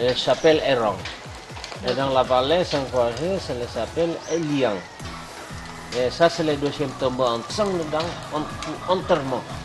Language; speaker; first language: French; non-native, learner; Indonesian